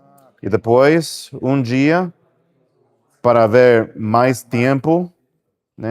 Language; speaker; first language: Portuguese; non-native, learner; Spanish